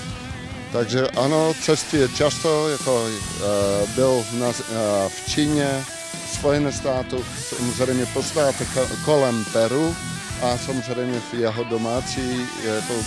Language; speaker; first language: Czech; non-native, fluent; Dutch